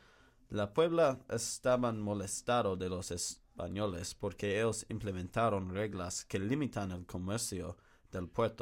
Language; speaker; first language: Spanish; non-native, learner; English